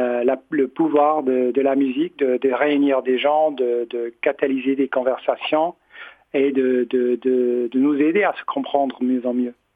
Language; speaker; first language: French; non-native, fluent; English